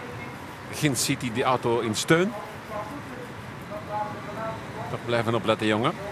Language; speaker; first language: Dutch; native; Dutch